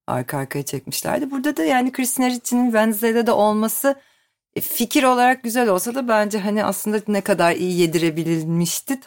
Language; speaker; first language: Turkish; native; Turkish